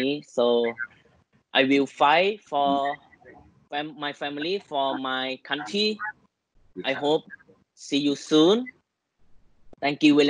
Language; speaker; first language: English; non-native, learner; Thai